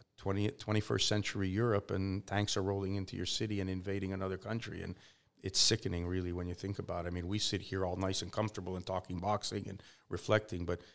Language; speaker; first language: English; native; English